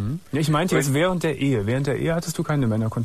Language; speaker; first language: German; native; German